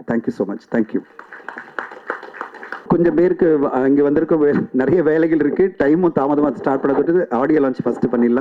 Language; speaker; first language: Tamil; native; Tamil